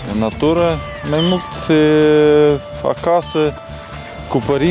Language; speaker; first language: Romanian; non-native, local second language; Russian